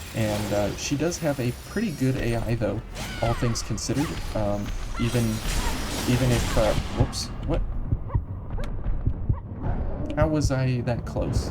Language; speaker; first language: English; native; English